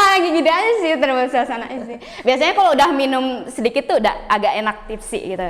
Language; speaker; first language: Indonesian; native; Indonesian